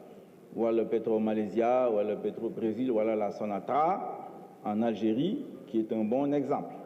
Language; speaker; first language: French; non-native, local second language; Wolof